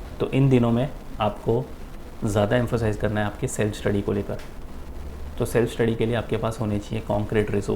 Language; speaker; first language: Hindi; native; Hindi